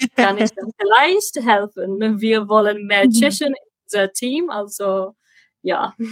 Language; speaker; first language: German; non-native, fluent; Czech